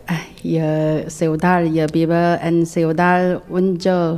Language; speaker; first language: Spanish; non-native, learner; Chinese